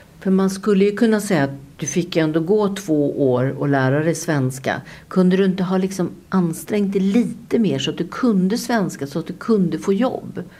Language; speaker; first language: Swedish; native; Swedish